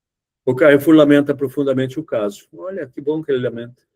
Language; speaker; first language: Portuguese; native; Portuguese